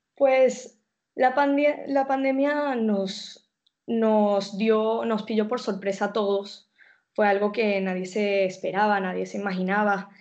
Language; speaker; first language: Spanish; native; Spanish